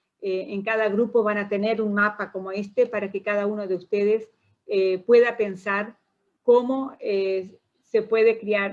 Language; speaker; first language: Spanish; non-native, fluent; Portuguese